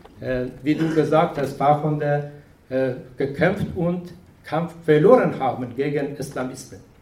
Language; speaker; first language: German; non-native, fluent; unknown